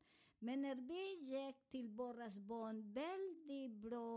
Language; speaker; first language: Swedish; non-native, fluent; Spanish